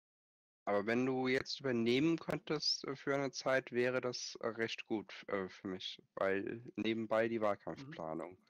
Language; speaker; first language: German; native; German